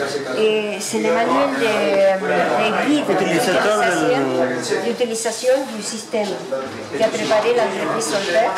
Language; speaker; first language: French; non-native, fluent; Spanish